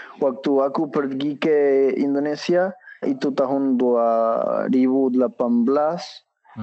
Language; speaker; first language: Indonesian; non-native, learner; Spanish